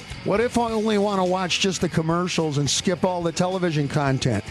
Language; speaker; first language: English; native; English